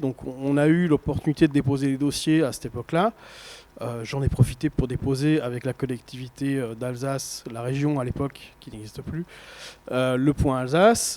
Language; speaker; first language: French; native; French